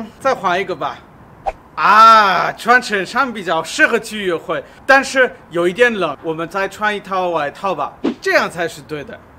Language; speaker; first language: Chinese; non-native, fluent; German